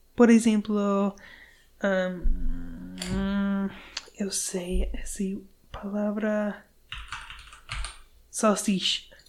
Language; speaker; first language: Portuguese; non-native, learner; English